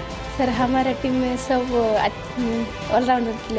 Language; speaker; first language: Hindi; non-native, local second language; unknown